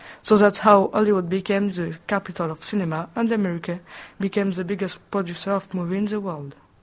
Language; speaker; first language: English; non-native, fluent; French